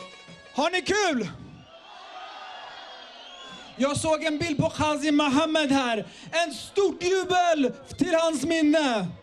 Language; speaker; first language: Swedish; early bilingual, other home language; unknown